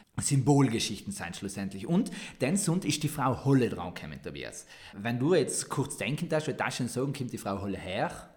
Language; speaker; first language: German; native; German